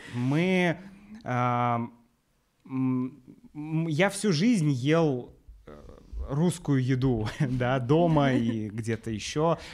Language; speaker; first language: Russian; native; Russian